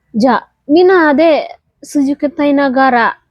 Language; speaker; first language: Japanese; non-native, learner; Indonesian